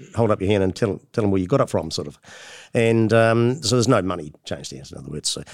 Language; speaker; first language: English; native; English